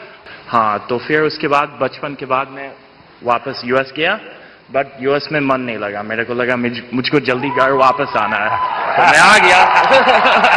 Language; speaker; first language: Hindi; non-native, fluent; English